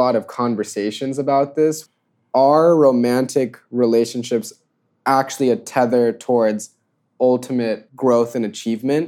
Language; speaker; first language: English; native; English